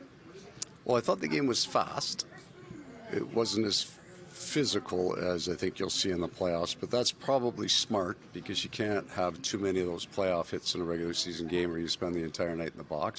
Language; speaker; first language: English; native; English